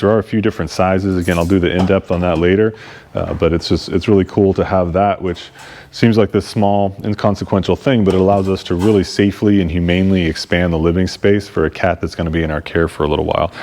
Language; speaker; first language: English; native; English